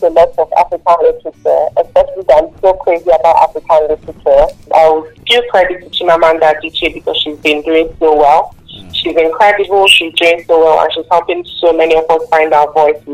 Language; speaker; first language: English; non-native, local second language; Igbo